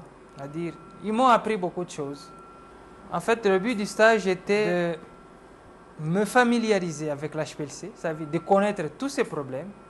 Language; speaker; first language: French; non-native, local second language; Kinyarwanda